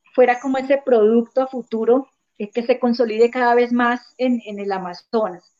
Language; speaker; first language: Spanish; native; Spanish